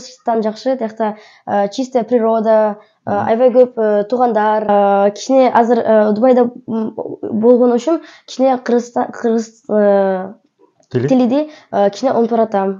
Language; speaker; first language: Kyrgyz; early bilingual, heritage; Kyrgyz